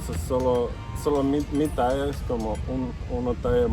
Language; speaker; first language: Spanish; non-native, fluent; Russian